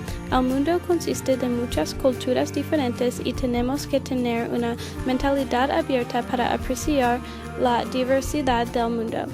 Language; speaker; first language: Spanish; early bilingual, heritage; English